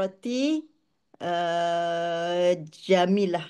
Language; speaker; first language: Arabic; non-native, learner; Malay